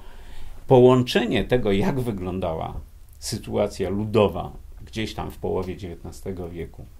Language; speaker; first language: Polish; native; Polish